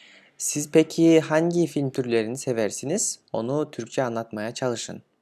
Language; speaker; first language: Turkish; non-native, fluent; Kyrgyz